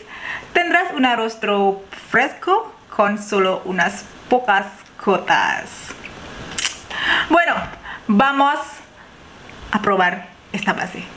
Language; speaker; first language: Spanish; non-native, learner; Indonesian